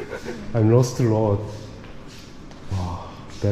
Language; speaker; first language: English; non-native, learner; Korean